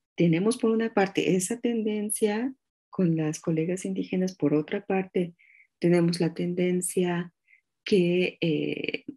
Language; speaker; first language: Spanish; native; Spanish